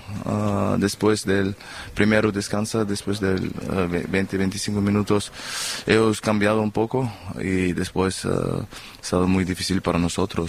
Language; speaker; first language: Spanish; non-native, fluent; German